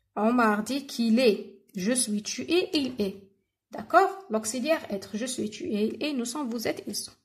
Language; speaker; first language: French; non-native, local second language; Arabic